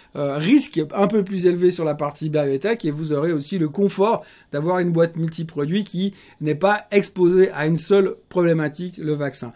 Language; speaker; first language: French; native; French